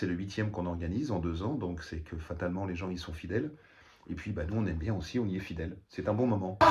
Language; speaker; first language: French; native; French